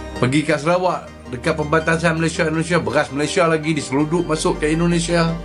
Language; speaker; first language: Malay; native; Malay